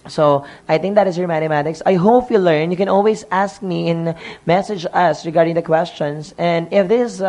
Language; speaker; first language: English; non-native, local second language; Filipino